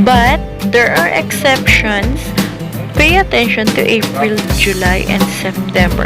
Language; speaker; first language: English; non-native, local second language; Filipino